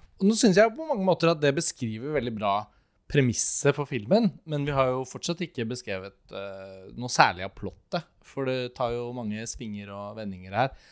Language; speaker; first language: Norwegian; native; Norwegian